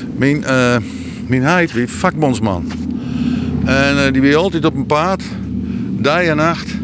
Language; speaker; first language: Dutch; native; Dutch